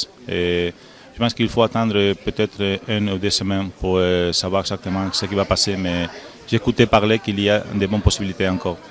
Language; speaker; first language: French; non-native, fluent; Spanish